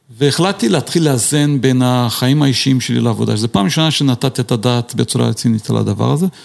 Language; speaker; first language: Hebrew; non-native, fluent; Portuguese